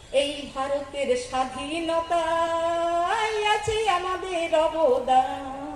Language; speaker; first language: Bangla; non-native, local second language; Santali